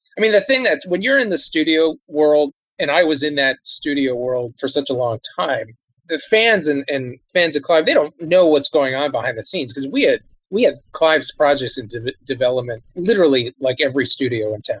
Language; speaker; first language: English; native; English